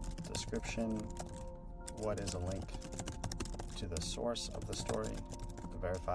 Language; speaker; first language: English; native; English